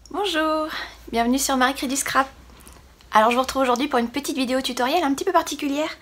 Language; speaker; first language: French; native; French